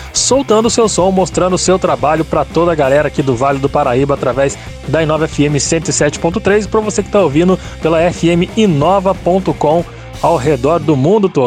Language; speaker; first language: Portuguese; native; Portuguese